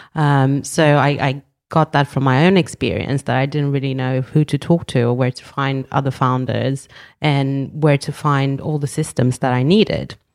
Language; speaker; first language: English; early bilingual, other home language; Romanian